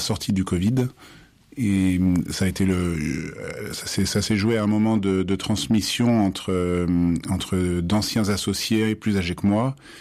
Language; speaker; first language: French; native; French